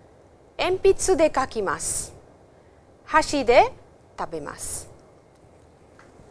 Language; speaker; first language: Japanese; non-native, fluent; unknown